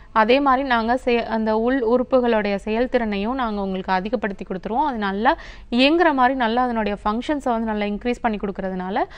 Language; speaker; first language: Tamil; native; Tamil